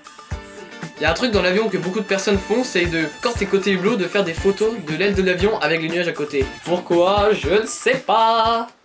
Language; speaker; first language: French; native; French